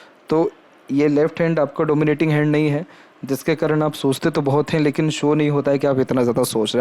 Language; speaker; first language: Hindi; native; Hindi